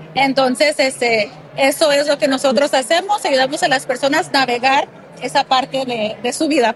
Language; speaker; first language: Spanish; early bilingual, heritage; Spanish